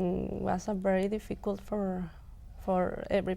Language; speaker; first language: English; non-native, local second language; Spanish